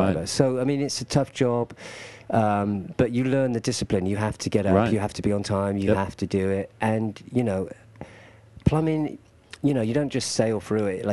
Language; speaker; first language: English; native; English